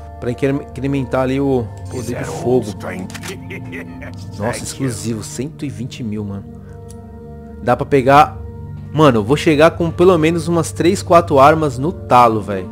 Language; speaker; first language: Portuguese; native; Portuguese